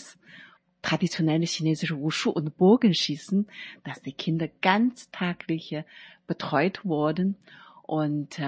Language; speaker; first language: German; non-native, learner; Chinese